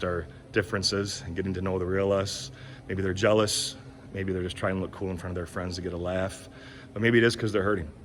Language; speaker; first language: English; native; English